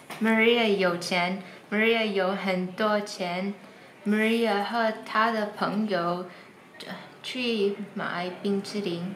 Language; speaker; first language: Chinese; non-native, learner; English